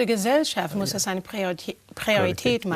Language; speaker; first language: German; non-native, fluent; English